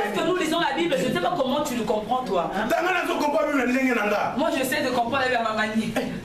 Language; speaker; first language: French; non-native, local second language; Lingala